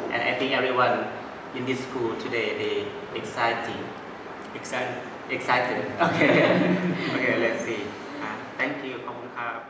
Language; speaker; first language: English; non-native, learner; Thai